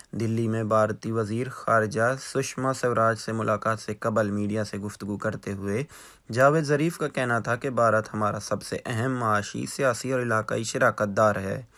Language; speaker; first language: Urdu; non-native, local second language; Baluchi